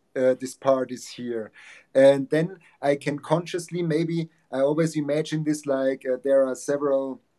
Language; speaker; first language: English; non-native, fluent; German